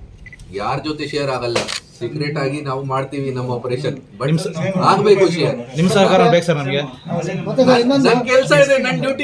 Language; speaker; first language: Kannada; non-native, local second language; Hindi